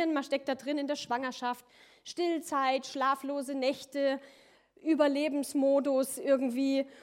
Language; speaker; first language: German; native; German